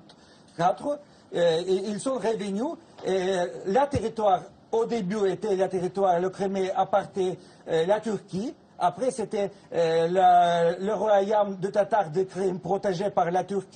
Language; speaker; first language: French; non-native, fluent; Russian